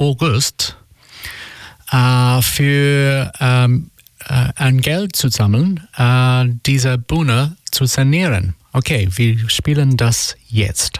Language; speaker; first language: German; non-native, learner; English